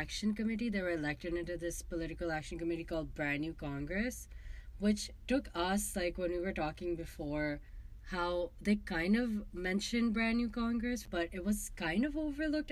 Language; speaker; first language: English; non-native, local second language; Urdu